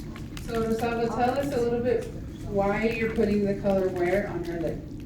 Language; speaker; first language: English; native; English